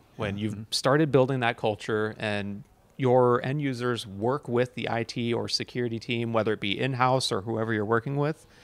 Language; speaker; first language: English; native; English